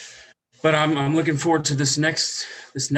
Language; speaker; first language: English; native; English